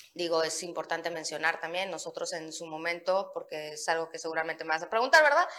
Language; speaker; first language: Spanish; native; Spanish